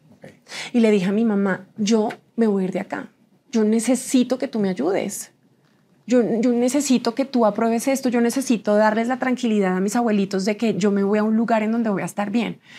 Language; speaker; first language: Spanish; native; Spanish